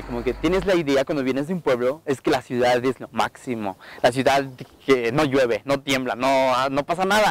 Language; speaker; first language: Spanish; non-native, local second language; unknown